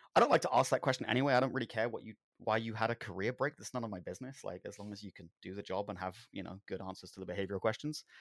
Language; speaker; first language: English; native; English